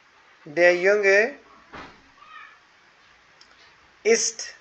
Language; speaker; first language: German; non-native, fluent; Hindi